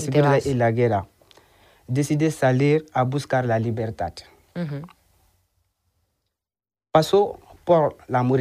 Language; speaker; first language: Spanish; non-native, learner; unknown